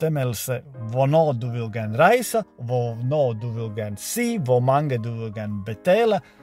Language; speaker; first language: Norwegian; non-native, learner; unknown